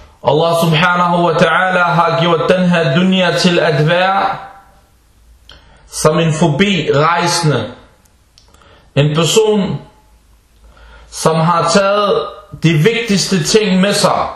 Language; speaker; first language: Danish; early bilingual, other home language; Arabic